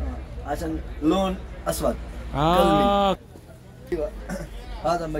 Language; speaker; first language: Arabic; non-native, learner; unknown